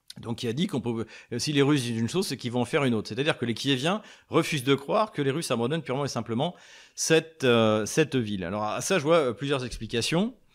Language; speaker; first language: French; native; French